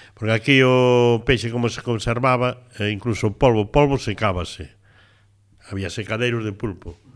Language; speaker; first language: Galician; native; Galician